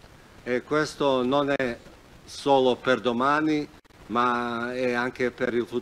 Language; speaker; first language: Italian; non-native, fluent; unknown